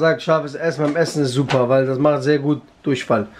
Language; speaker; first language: German; early bilingual, other home language; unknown